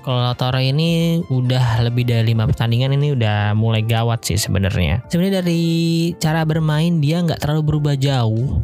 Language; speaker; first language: Indonesian; native; Indonesian